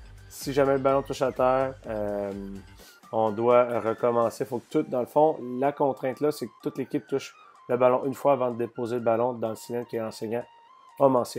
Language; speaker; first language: French; native; French